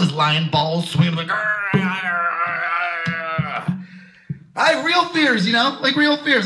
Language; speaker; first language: English; native; English